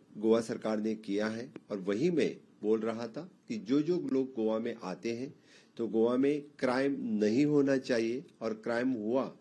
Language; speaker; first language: Hindi; non-native, local second language; Konkani